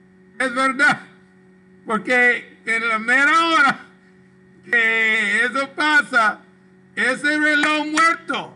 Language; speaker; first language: Spanish; non-native, local second language; English